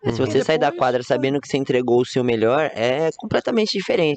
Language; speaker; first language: Portuguese; native; Portuguese